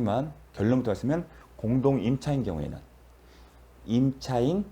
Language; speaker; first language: Korean; native; Korean